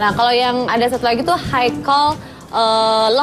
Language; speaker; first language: Indonesian; native; Indonesian